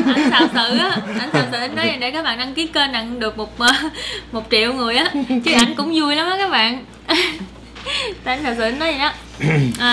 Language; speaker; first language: Vietnamese; native; Vietnamese